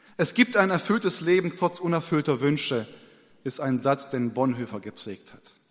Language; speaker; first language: German; native; German